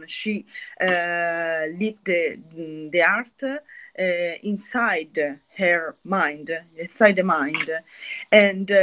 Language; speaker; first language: English; non-native, learner; Italian